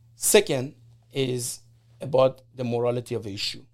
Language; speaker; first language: English; non-native, fluent; Persian